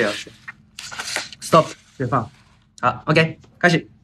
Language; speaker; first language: Chinese; non-native, learner; Japanese